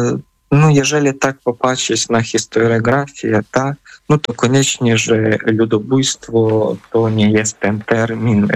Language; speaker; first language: Polish; non-native, fluent; Ukrainian